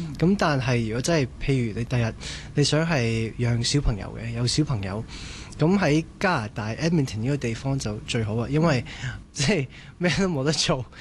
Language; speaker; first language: Cantonese; early bilingual, heritage; Cantonese